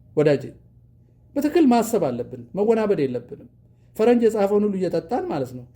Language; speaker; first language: Amharic; non-native, local second language; Oromo